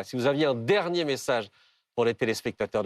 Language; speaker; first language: French; native; French